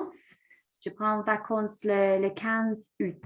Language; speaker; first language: French; non-native, learner; English